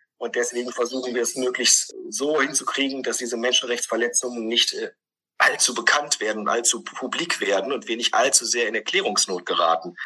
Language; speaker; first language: German; early bilingual, other home language; Greek